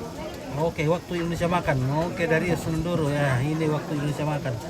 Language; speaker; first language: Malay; non-native, local second language; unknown